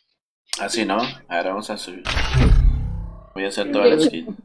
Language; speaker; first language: Spanish; native; Spanish